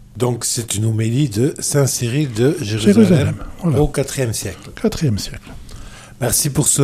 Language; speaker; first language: French; native; French